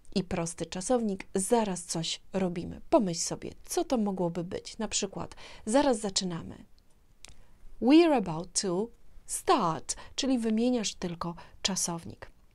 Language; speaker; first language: Polish; native; Polish